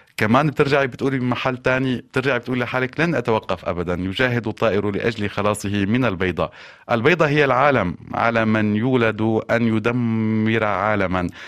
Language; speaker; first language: Arabic; native; Arabic